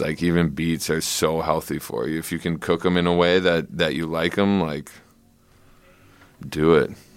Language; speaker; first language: English; native; English